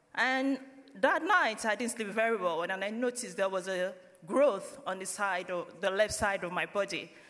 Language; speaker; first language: English; non-native, local second language; Yoruba